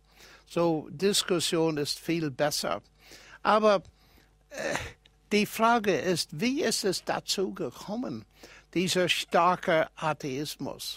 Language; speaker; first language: German; non-native, fluent; English